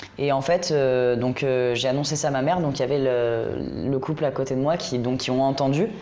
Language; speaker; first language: French; native; French